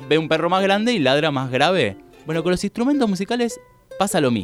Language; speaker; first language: Spanish; native; Spanish